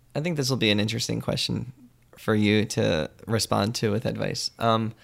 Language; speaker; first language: English; native; English